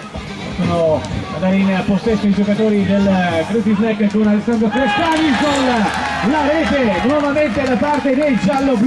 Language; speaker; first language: Italian; native; Italian